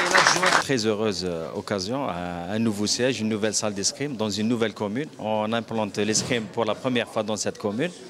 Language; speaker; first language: French; non-native, local second language; Arabic